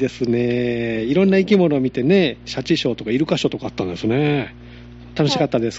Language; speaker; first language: Japanese; native; Japanese